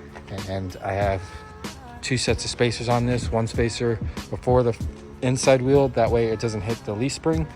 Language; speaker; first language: English; native; English